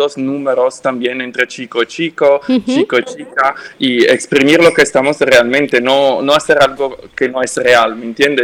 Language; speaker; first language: Spanish; non-native, fluent; French